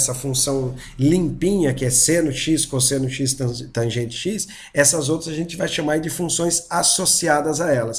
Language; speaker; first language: Portuguese; native; Portuguese